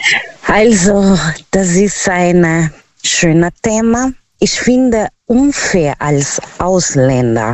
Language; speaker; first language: German; non-native, learner; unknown